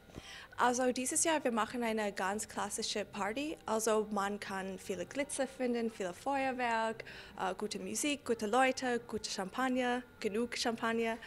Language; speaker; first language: German; non-native, fluent; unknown